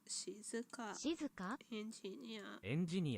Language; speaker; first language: Japanese; non-native, learner; English